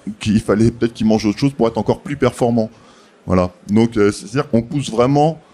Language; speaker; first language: French; native; French